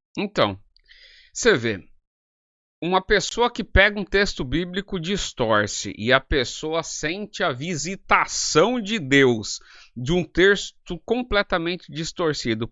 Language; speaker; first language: Portuguese; native; Portuguese